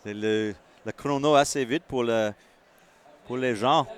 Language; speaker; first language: French; non-native, local second language; English